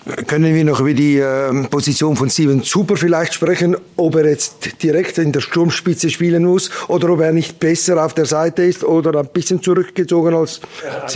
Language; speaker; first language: German; native; German